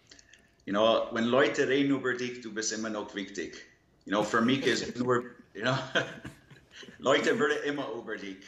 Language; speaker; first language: German; non-native, learner; English